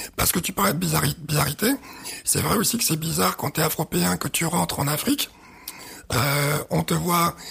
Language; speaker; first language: French; early bilingual, other home language; Arabic